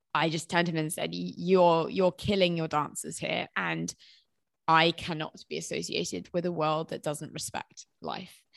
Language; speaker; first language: English; native; English